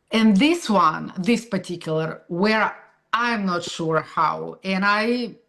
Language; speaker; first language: English; non-native, fluent; Russian